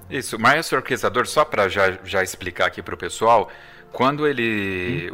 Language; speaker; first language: Portuguese; native; Portuguese